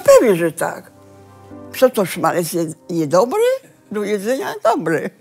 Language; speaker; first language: Polish; early bilingual, heritage; Polish